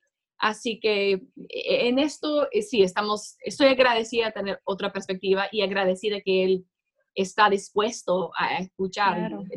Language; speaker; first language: Spanish; non-native, fluent; English